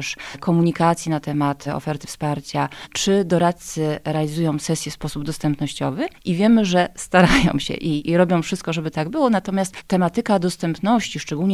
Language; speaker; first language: Polish; native; Polish